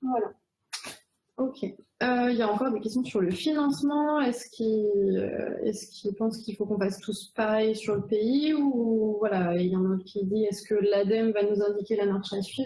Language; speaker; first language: French; native; French